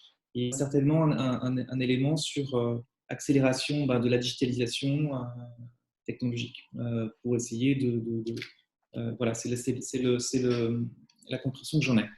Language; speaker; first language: French; native; French